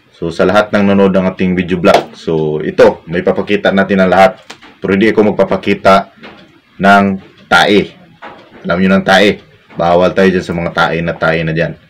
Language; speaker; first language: Filipino; non-native, local second language; Cebuano